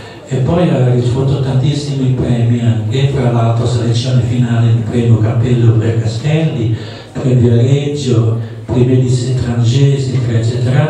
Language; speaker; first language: Italian; non-native, fluent; Indonesian